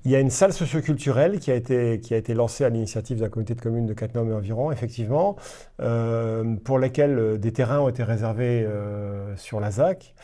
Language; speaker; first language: French; native; French